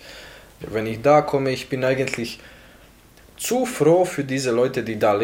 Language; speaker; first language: German; non-native, learner; Bosnian